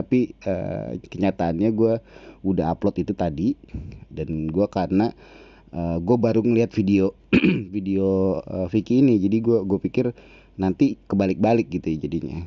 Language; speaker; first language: Indonesian; native; Indonesian